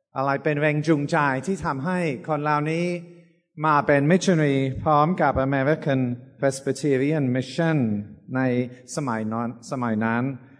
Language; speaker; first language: Thai; non-native, fluent; English